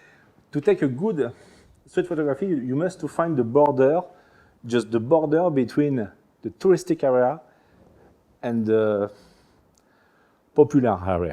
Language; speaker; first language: English; non-native, learner; French